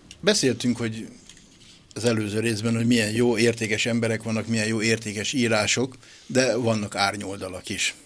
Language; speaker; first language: Hungarian; native; Hungarian